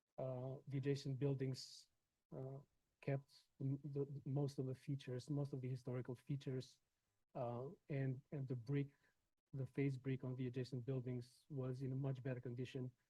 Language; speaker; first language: English; non-native, fluent; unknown